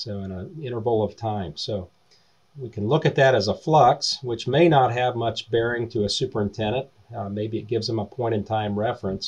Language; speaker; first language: English; native; English